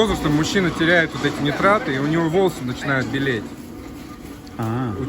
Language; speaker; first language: Russian; native; Russian